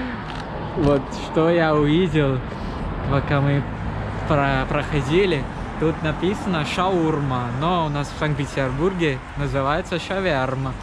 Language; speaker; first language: Russian; non-native, learner; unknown